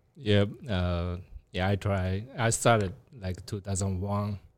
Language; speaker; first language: English; non-native, learner; Japanese